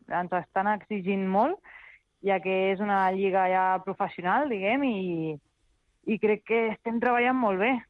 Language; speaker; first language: Catalan; early bilingual, other home language; Spanish